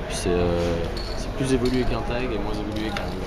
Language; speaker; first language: French; native; French